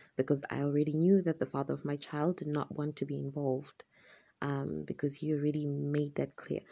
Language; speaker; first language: English; non-native, local second language; Shona